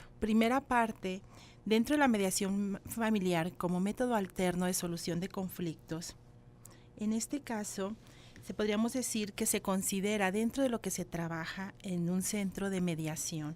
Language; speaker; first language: Spanish; native; Spanish